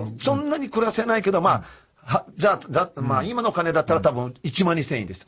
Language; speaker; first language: Japanese; non-native, fluent; Portuguese